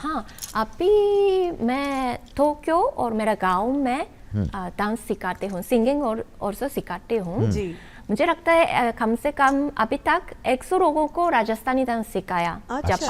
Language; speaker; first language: Hindi; non-native, learner; Japanese